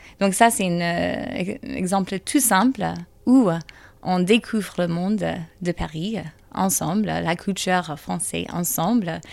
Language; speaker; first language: French; non-native, fluent; English